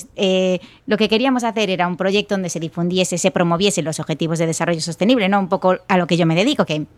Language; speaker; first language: Spanish; native; Spanish